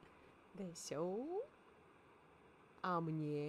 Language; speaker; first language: Japanese; non-native, learner; Russian